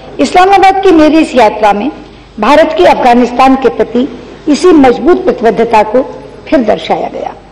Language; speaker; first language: Hindi; native; Hindi